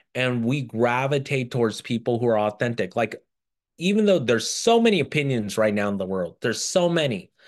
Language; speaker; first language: English; early bilingual, other home language; Japanese